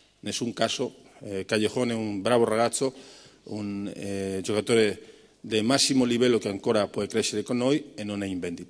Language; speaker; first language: Italian; non-native, fluent; Spanish